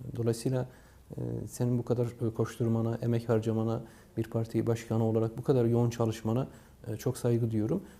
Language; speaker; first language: Turkish; non-native, local second language; Kurdish